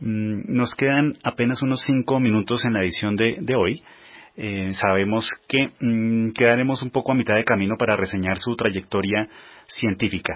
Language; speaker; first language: Spanish; native; Spanish